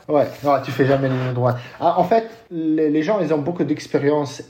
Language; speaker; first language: French; non-native, local second language; Arabic